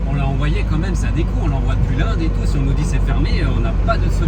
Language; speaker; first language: French; native; French